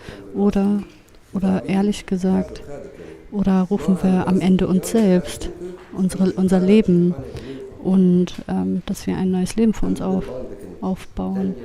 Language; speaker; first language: German; non-native, fluent; Kurdish